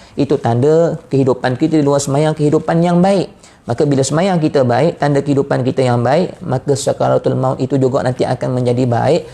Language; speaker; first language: Malay; native; Malay